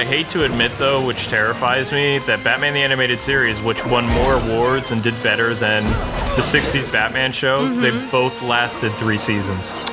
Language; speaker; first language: English; native; English